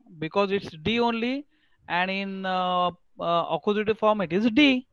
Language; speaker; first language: Hindi; non-native, local second language; Marathi